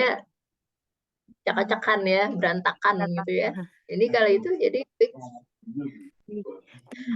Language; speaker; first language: Indonesian; native; Indonesian